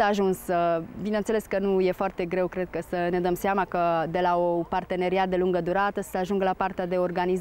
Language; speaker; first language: Romanian; native; Romanian